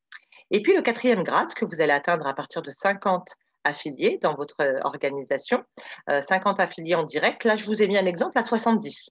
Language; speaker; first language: French; native; French